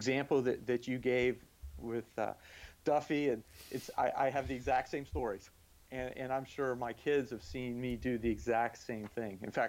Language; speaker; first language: English; native; English